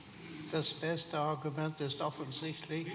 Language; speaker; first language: German; non-native, fluent; English